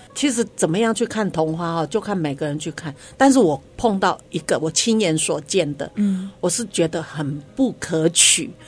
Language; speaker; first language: Chinese; non-native, local second language; Hakka Chinese